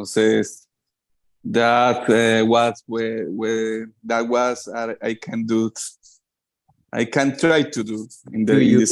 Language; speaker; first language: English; non-native, learner; Spanish